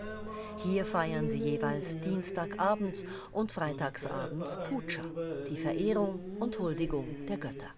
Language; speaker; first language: German; native; German